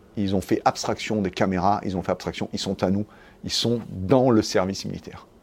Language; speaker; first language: French; native; French